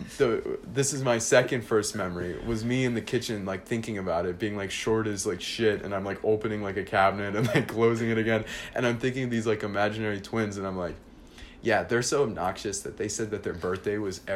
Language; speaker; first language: English; native; English